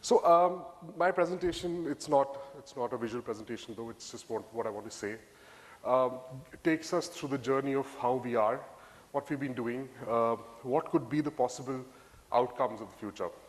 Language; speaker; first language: English; non-native, local second language; Bangla